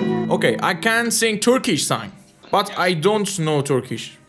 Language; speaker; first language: English; non-native, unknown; Persian